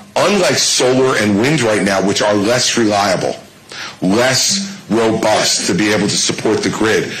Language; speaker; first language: English; native; English